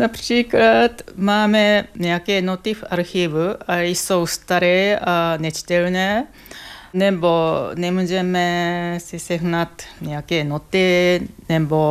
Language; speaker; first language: Czech; non-native, fluent; Japanese